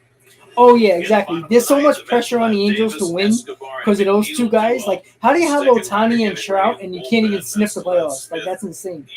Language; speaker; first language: English; native; English